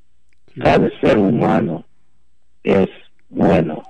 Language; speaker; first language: Spanish; non-native, fluent; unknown